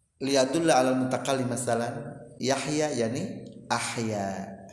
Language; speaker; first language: Arabic; non-native, fluent; Indonesian